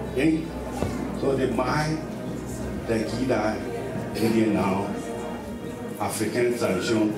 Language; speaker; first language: Danish; non-native, fluent; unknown